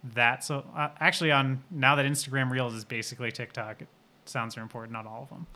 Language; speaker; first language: English; native; English